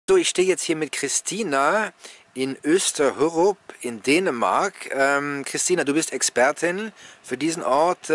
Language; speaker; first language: German; native; German